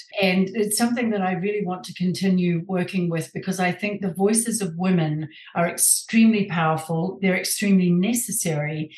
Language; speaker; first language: English; native; English